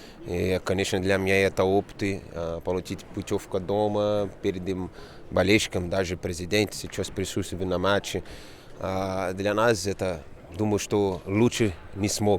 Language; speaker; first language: Russian; non-native, fluent; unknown